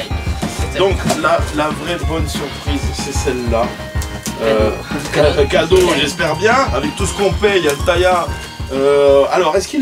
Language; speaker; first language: French; native; French